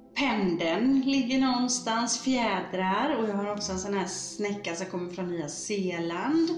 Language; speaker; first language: Swedish; native; Swedish